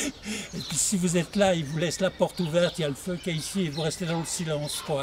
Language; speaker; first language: French; native; French